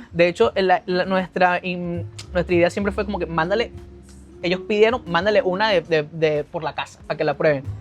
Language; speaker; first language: Spanish; native; Spanish